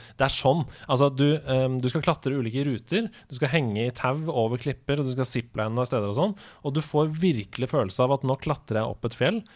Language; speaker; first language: Norwegian; native; Norwegian